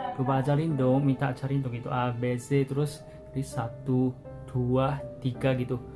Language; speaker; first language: Indonesian; non-native, fluent; Korean